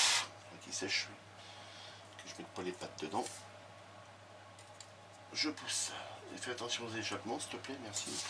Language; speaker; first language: French; native; French